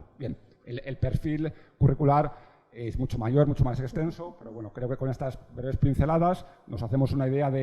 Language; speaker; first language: Spanish; native; Spanish